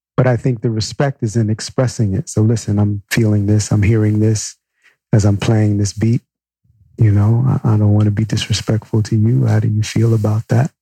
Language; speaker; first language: English; native; English